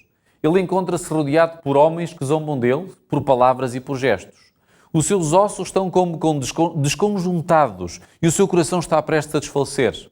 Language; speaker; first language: Portuguese; native; Portuguese